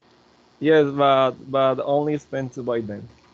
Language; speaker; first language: English; non-native, learner; Spanish